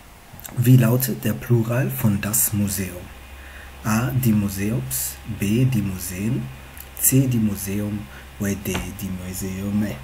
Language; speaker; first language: German; non-native, fluent; Tigrinya